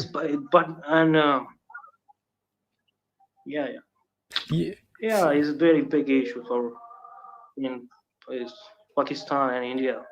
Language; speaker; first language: English; non-native, learner; Punjabi